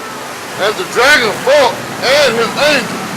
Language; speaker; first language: English; native; English